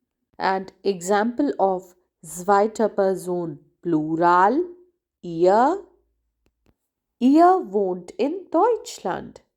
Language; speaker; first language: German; non-native, fluent; Hindi